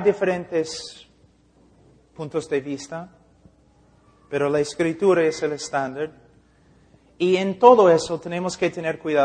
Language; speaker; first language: Spanish; non-native, fluent; English